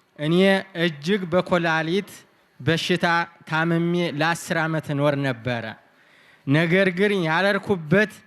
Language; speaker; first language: Amharic; native; Amharic